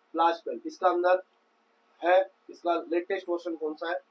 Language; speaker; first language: Hindi; non-native, local second language; Kannada